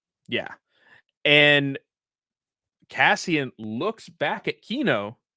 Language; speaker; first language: English; native; English